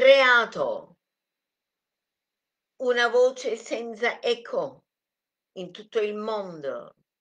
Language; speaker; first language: Italian; non-native, fluent; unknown